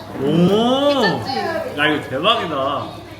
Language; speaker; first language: Korean; native; Korean